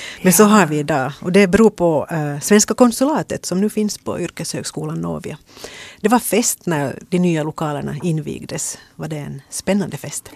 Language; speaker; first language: Swedish; native; Swedish